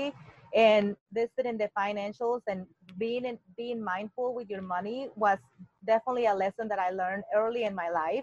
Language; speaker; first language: English; non-native, fluent; Spanish